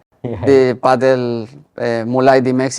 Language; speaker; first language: Indonesian; non-native, learner; Spanish